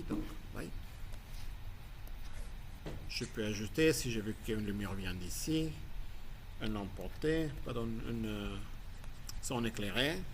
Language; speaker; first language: French; non-native, fluent; Spanish